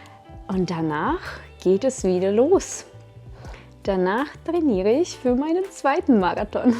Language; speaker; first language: German; non-native, fluent; Russian